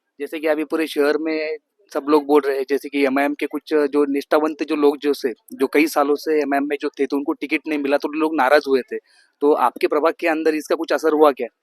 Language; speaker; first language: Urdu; non-native, local second language; Marathi